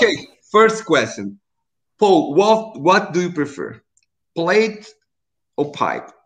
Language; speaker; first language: English; non-native, learner; Portuguese